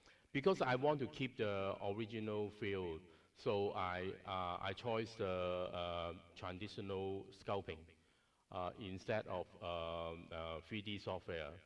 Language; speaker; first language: English; non-native, learner; Cantonese